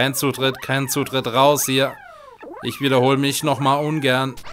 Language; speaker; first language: German; native; German